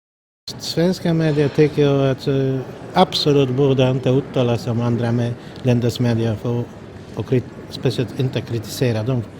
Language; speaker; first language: Swedish; non-native, fluent; Polish